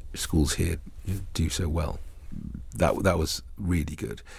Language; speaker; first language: English; early bilingual, other home language; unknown